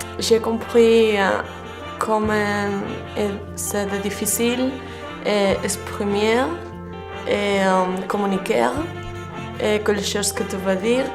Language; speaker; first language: French; non-native, learner; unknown